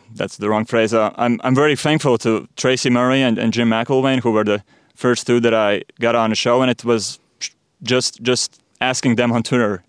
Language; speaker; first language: English; non-native, fluent; Latvian